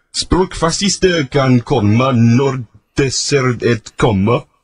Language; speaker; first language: Swedish; non-native, learner; English